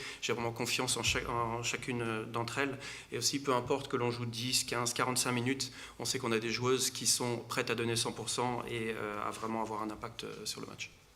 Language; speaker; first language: French; native; French